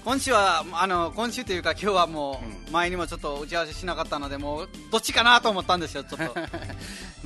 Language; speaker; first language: Japanese; non-native, fluent; Nepali